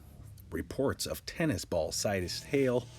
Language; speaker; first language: English; native; English